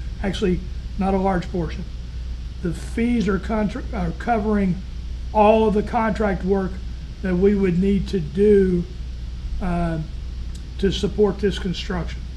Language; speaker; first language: English; native; English